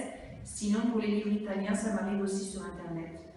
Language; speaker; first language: French; non-native, fluent; Italian